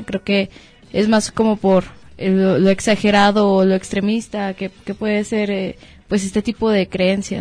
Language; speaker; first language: Spanish; native; Spanish